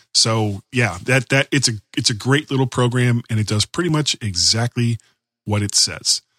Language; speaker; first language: English; native; English